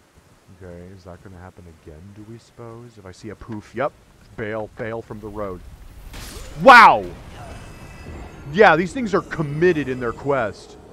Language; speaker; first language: English; native; English